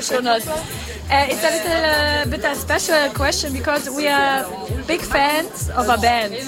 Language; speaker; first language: English; non-native, learner; German